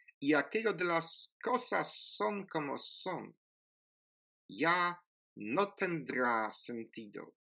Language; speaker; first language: Spanish; non-native, fluent; Polish